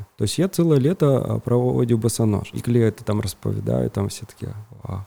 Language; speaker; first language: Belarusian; native; Belarusian